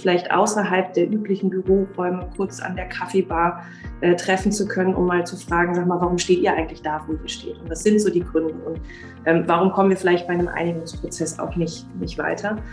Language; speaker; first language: German; native; German